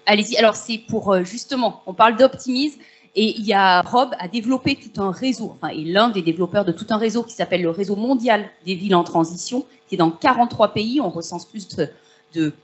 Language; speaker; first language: French; native; French